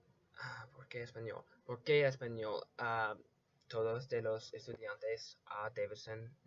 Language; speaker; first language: Spanish; non-native, learner; English